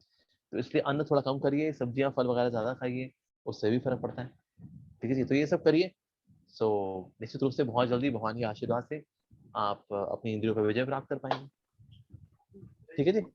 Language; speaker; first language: Hindi; native; Hindi